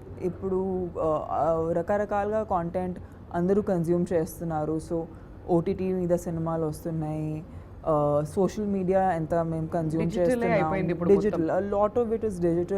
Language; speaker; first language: Telugu; non-native, local second language; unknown